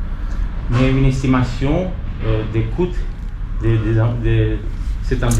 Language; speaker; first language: French; non-native, fluent; Romanian